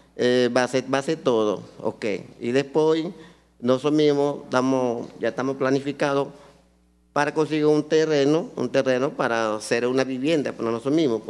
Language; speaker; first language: Portuguese; non-native, learner; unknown